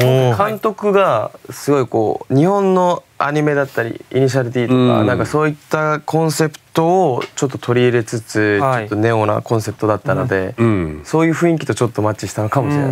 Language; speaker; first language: Japanese; native; Japanese